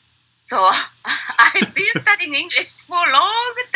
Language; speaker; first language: English; non-native, learner; Japanese